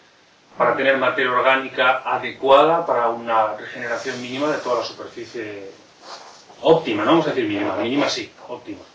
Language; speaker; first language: Spanish; native; Spanish